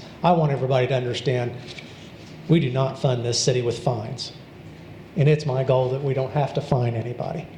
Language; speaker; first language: English; native; English